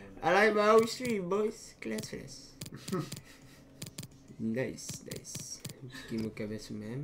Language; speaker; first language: English; non-native, learner; Dutch